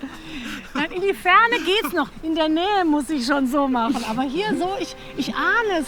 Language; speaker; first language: German; native; German